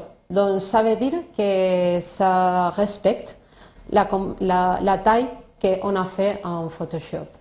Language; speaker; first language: French; non-native, fluent; Spanish